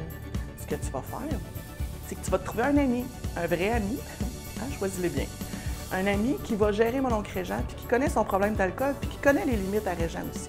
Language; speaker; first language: French; native; French